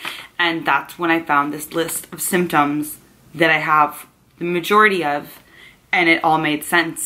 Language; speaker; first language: English; native; English